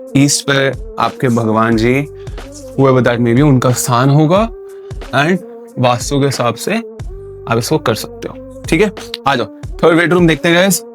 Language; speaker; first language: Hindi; native; Hindi